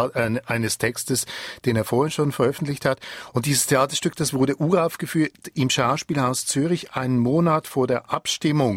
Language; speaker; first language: German; native; German